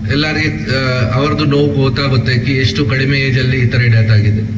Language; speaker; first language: Kannada; non-native, local second language; Hindi